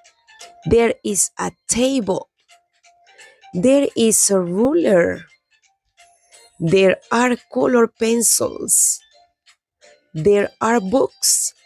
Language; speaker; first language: English; non-native, fluent; Spanish